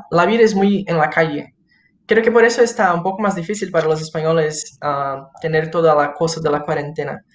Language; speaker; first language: Spanish; non-native, fluent; Portuguese